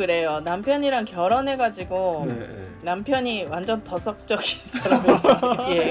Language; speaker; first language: Korean; non-native, fluent; Japanese